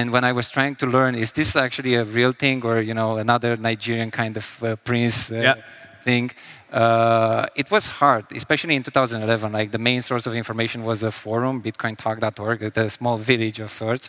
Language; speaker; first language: English; non-native, fluent; Romanian